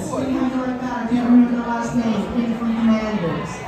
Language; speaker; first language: English; native; English